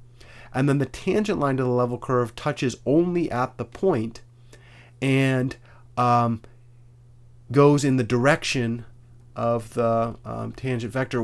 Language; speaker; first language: English; native; English